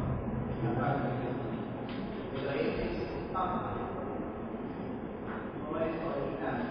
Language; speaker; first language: Spanish; non-native, learner; Chinese